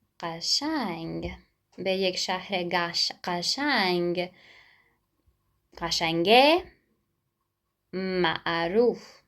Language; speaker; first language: Persian; non-native, fluent; Ukrainian